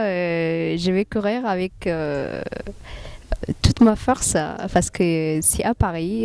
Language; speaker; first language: French; non-native, fluent; Tigrinya